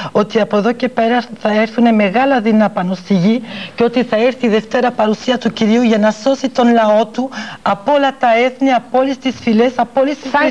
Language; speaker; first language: Greek; early bilingual, heritage; Greek